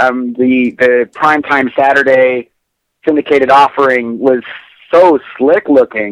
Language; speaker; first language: English; native; English